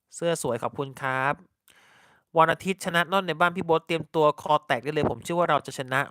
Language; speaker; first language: Thai; native; Thai